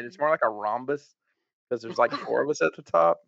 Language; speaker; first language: English; native; English